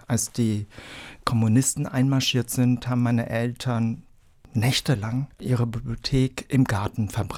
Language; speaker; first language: German; early bilingual, other home language; Vietnamese